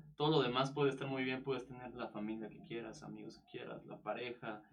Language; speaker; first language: Spanish; native; Spanish